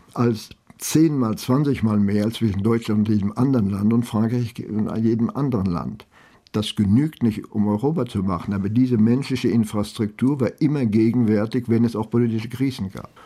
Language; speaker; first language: German; native; German